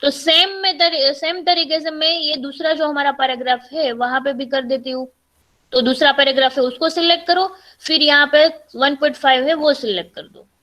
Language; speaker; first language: Hindi; non-native, local second language; Gujarati